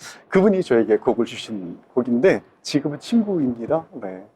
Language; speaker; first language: Korean; native; Korean